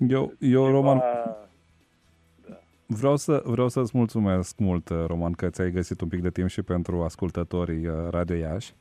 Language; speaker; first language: Romanian; native; Romanian